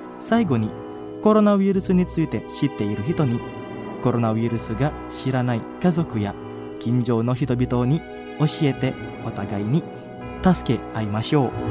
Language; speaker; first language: Japanese; non-native, fluent; Indonesian